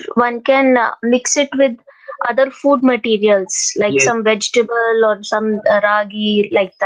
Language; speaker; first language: English; non-native, local second language; Hindi